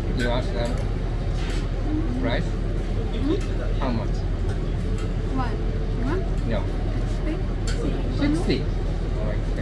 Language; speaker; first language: English; non-native, learner; Japanese